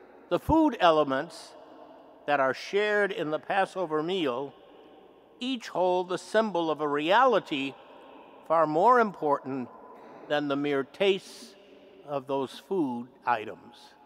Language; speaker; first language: English; native; English